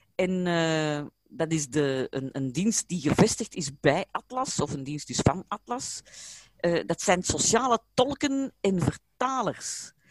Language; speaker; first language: Dutch; native; Dutch